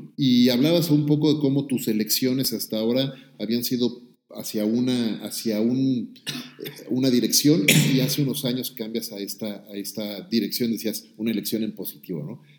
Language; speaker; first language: Spanish; native; Spanish